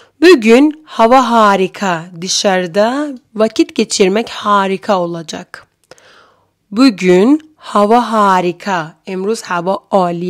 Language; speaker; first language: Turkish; non-native, fluent; Persian